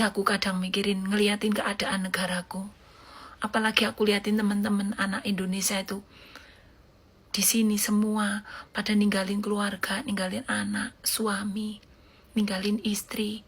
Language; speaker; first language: Indonesian; native; Indonesian